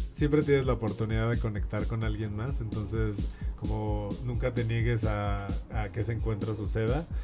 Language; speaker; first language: Spanish; native; Spanish